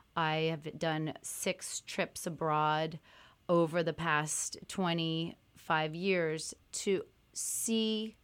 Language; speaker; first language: English; early bilingual, other home language; French